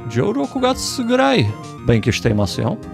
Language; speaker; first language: Japanese; non-native, learner; English